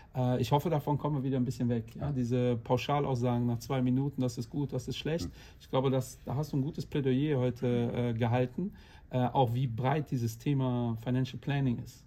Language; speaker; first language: German; non-native, fluent; Portuguese